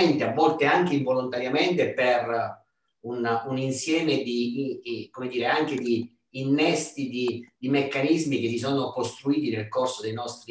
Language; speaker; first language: Italian; native; Italian